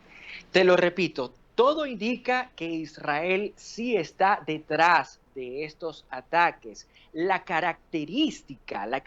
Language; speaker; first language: Spanish; native; Spanish